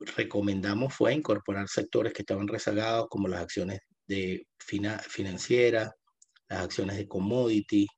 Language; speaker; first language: Spanish; native; Spanish